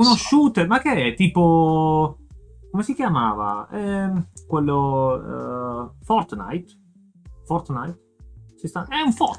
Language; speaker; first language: Italian; native; Italian